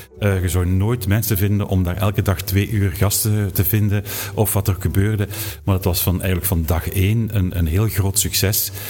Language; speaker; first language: Dutch; native; Dutch